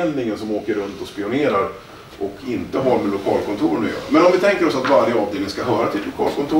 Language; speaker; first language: Swedish; native; Swedish